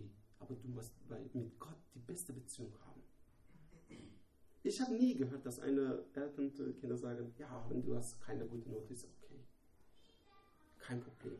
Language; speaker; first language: German; non-native, learner; Persian